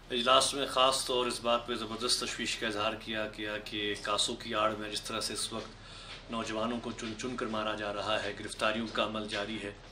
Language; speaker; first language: Urdu; non-native, local second language; Kashmiri